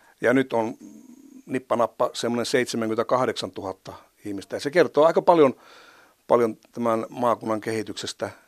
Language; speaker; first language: Finnish; native; Finnish